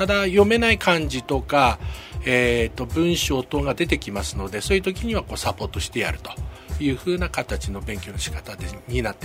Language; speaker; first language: Japanese; native; Japanese